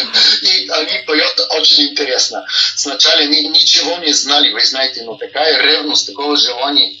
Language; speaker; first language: Russian; non-native, learner; Bulgarian